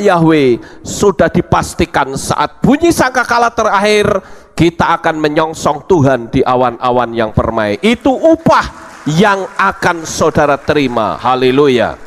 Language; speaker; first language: Indonesian; native; Indonesian